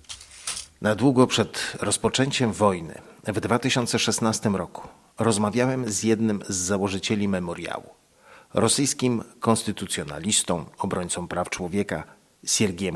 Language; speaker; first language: Polish; native; Polish